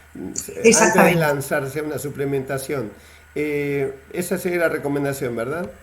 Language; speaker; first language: Spanish; native; Spanish